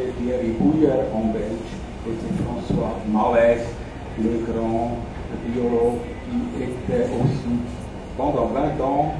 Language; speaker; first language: French; non-native, fluent; German